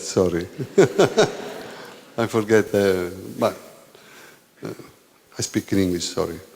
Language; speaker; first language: English; non-native, learner; Italian